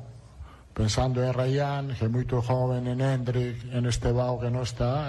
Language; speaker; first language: Portuguese; non-native, learner; Italian